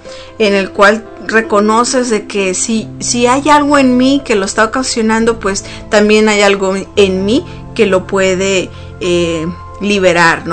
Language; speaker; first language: Spanish; native; Spanish